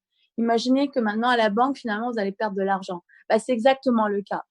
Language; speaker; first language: French; native; French